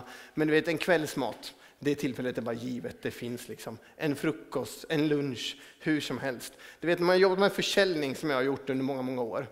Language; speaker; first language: Swedish; native; Swedish